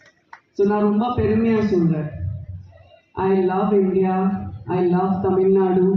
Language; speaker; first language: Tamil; non-native, fluent; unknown